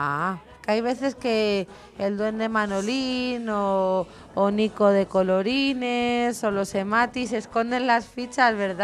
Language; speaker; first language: Spanish; native; Spanish